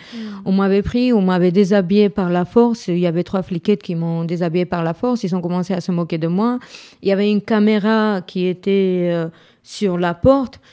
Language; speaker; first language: French; non-native, fluent; Romany